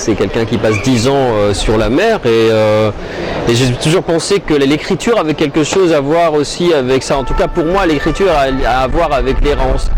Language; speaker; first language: French; non-native, local second language; Arabic